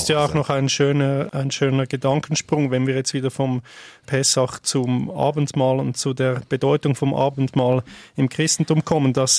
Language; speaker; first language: German; native; German